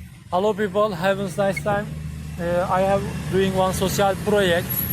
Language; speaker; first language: English; non-native, learner; Turkish